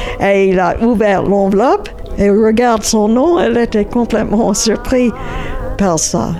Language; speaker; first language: French; non-native, fluent; English